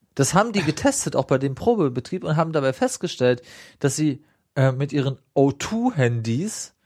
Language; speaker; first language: German; native; German